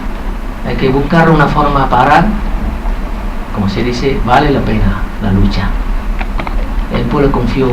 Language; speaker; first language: Spanish; non-native, fluent; Vietnamese